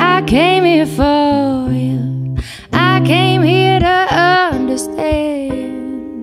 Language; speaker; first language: English; native; English